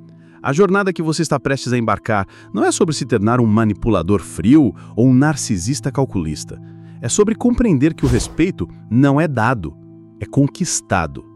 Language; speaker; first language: Portuguese; native; Portuguese